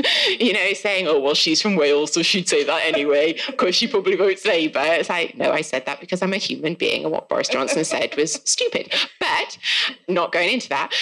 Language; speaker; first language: English; native; English